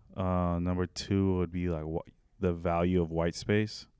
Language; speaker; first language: English; native; English